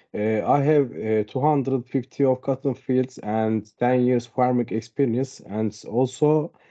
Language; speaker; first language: English; non-native, learner; Turkish